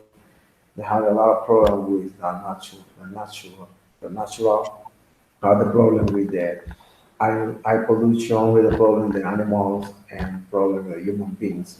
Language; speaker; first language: English; non-native, learner; Spanish